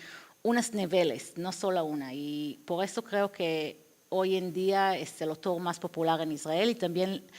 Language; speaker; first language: Spanish; non-native, fluent; Hebrew